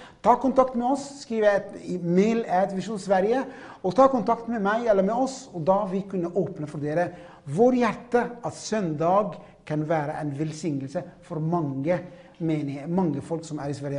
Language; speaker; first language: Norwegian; non-native, fluent; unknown